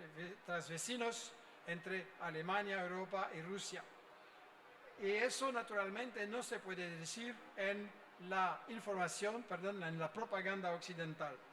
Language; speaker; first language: Spanish; non-native, fluent; French